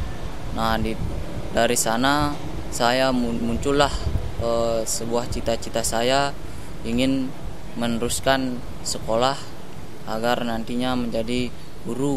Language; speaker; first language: Indonesian; non-native, local second language; Balinese